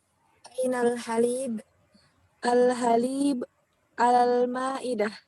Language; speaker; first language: Arabic; non-native, learner; Indonesian